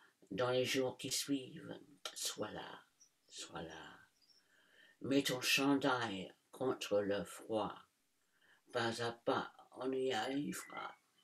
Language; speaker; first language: French; non-native, fluent; English